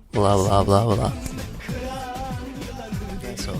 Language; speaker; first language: English; non-native, learner; Turkish